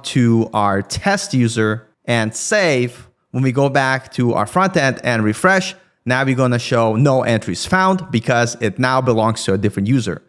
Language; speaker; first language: English; native; English